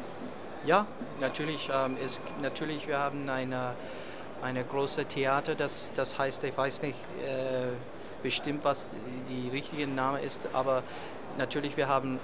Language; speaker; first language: German; non-native, learner; English